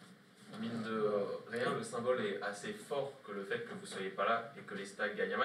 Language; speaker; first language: French; native; French